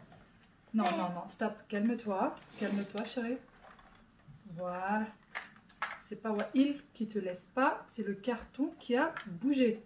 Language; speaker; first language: French; native; French